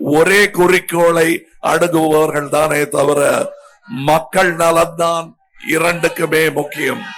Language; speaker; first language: Tamil; native; Tamil